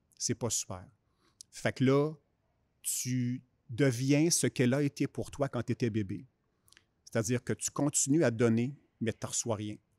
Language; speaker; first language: French; native; French